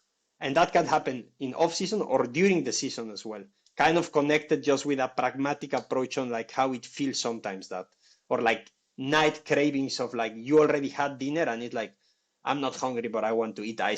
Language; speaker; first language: English; non-native, fluent; Spanish